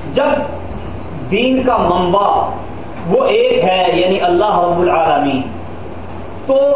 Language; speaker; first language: Urdu; non-native, local second language; Punjabi